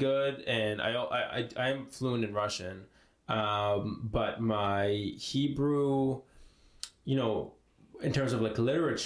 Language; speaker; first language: English; non-native, fluent; Hebrew